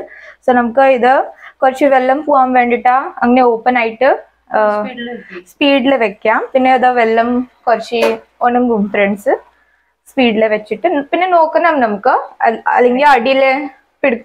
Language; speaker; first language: Malayalam; non-native, learner; Hindi